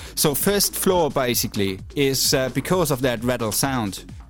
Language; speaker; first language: English; non-native, fluent; German